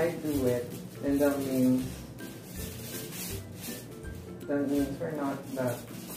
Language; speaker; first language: English; non-native, local second language; Filipino